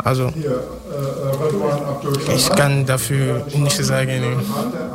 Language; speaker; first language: German; non-native, learner; French